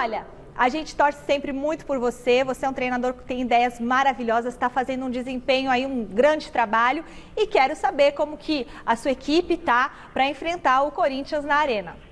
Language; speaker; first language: Portuguese; native; Portuguese